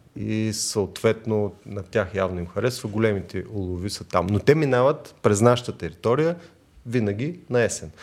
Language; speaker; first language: Bulgarian; native; Bulgarian